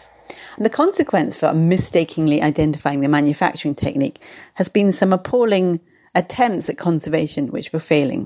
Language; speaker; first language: English; native; English